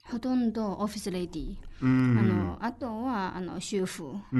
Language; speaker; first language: Japanese; non-native, learner; Chinese